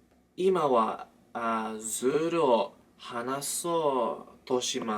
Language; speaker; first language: Japanese; non-native, learner; English